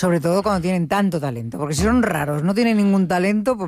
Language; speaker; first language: Spanish; native; Spanish